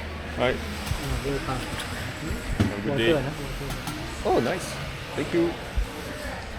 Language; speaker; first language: English; non-native, learner; French